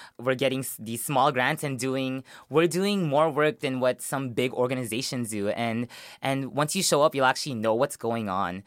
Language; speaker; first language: English; early bilingual, other home language; Filipino